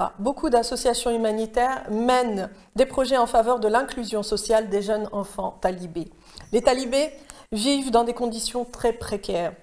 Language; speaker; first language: French; native; French